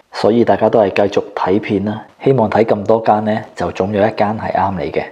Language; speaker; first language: Cantonese; native; Cantonese